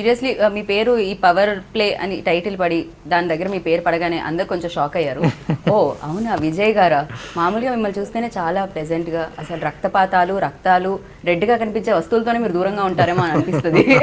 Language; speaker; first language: Telugu; native; Telugu